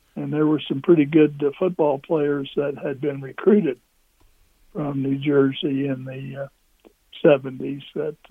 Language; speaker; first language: English; native; English